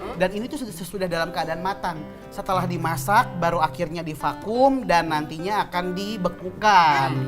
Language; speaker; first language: Indonesian; native; Indonesian